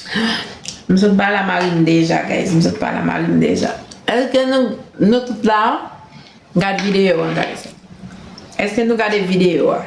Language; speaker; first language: French; non-native, learner; Haitian Creole